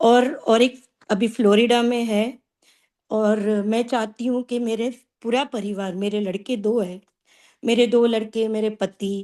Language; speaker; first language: Hindi; non-native, local second language; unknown